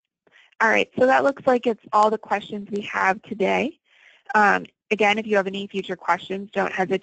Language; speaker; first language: English; native; English